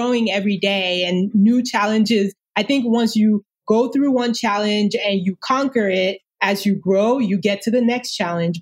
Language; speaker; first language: English; non-native, local second language; Yoruba